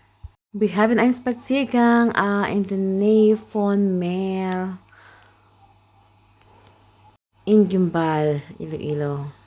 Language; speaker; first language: German; non-native, learner; Filipino